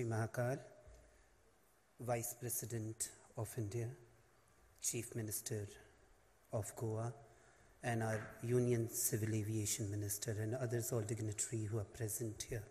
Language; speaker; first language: English; non-native, local second language; Hindi